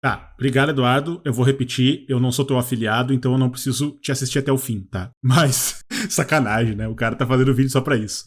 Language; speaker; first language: Portuguese; native; Portuguese